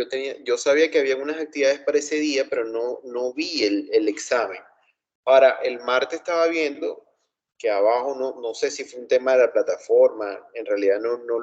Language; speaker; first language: Spanish; native; Spanish